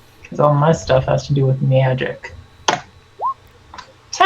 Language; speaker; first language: English; native; English